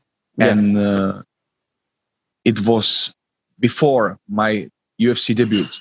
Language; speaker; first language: English; non-native, learner; Czech